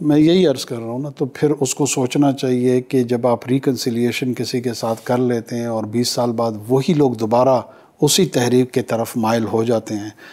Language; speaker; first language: Urdu; non-native, local second language; Pashto